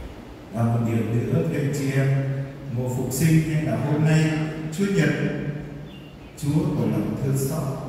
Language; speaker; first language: Vietnamese; native; Vietnamese